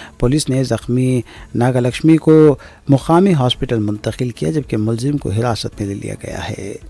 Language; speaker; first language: Urdu; native; Urdu